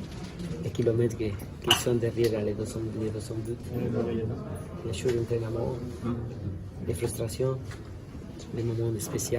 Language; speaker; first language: French; non-native, learner; Spanish